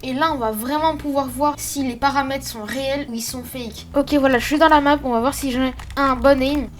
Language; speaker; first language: French; native; French